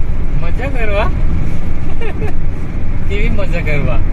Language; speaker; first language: Gujarati; non-native, local second language; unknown